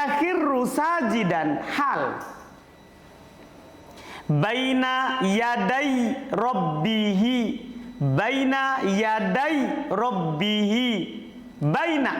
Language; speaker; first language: Arabic; non-native, fluent; Indonesian